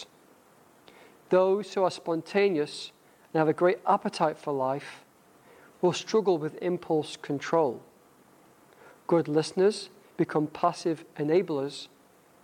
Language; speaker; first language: English; native; English